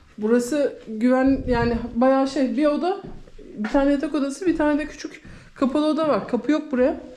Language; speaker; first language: Turkish; native; Turkish